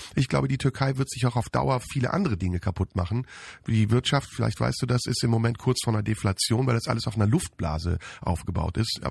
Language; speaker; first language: German; early bilingual, other home language; Turkish